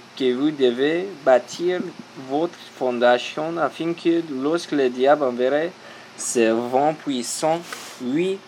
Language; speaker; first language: French; non-native, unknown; English